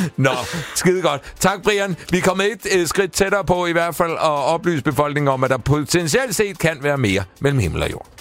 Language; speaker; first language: Danish; native; Danish